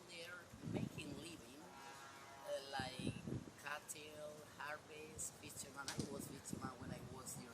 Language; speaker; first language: English; non-native, learner; Spanish